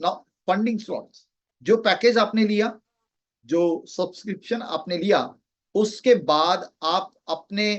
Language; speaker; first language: Hindi; native; Hindi